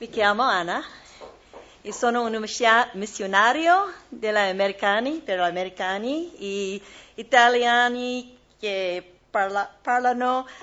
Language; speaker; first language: Italian; non-native, learner; English